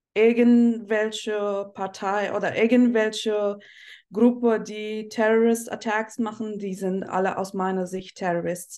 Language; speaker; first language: German; non-native, fluent; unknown